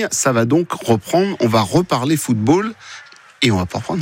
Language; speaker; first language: French; native; French